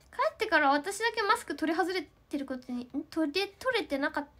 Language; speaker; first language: Japanese; native; Japanese